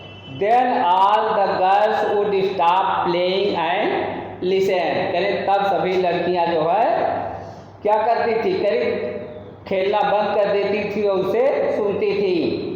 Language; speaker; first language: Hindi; native; Hindi